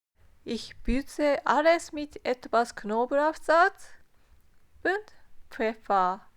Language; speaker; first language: German; non-native, fluent; Japanese